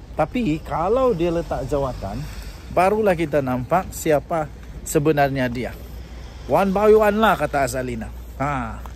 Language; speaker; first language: Malay; native; Malay